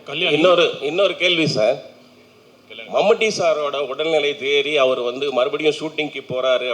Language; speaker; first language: Tamil; native; Tamil